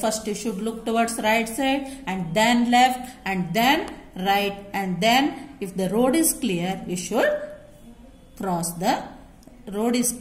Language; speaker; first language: English; non-native, local second language; Kannada